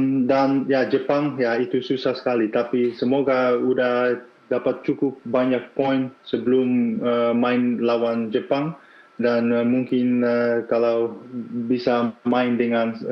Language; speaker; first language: Indonesian; non-native, fluent; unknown